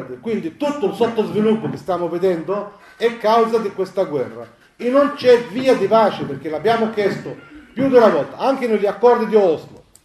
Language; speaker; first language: Italian; non-native, fluent; Arabic